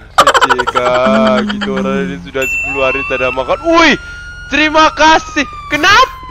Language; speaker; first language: Malay; native; Malay